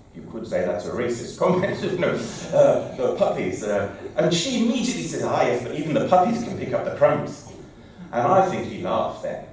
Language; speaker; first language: English; native; English